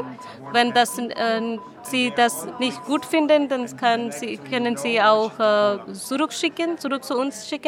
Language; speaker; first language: German; non-native, learner; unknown